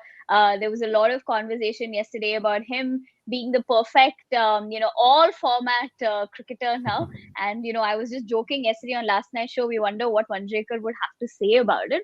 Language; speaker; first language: English; non-native, local second language; Hindi